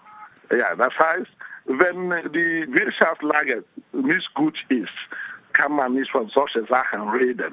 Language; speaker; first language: German; non-native, fluent; Igbo